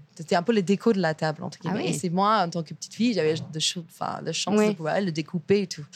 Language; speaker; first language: French; non-native, fluent; English